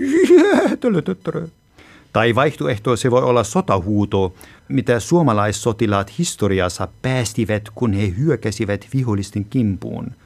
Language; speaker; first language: Finnish; non-native, fluent; German